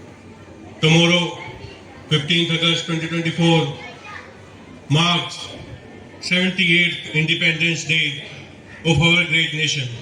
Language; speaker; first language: English; non-native, local second language; Hindi